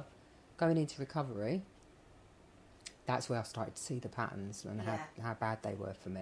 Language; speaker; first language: English; native; English